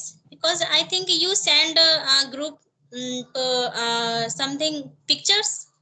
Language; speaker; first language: English; non-native, learner; Hindi